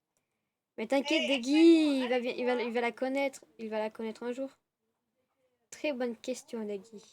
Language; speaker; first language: French; native; French